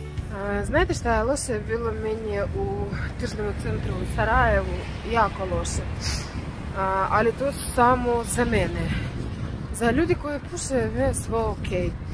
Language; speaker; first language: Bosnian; non-native, learner; Russian